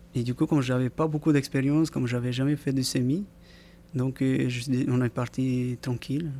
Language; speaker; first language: French; non-native, fluent; Spanish